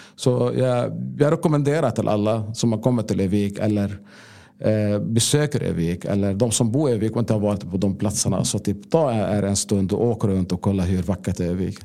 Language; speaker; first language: Swedish; non-native, fluent; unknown